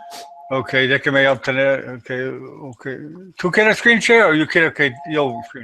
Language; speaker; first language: Spanish; non-native, learner; English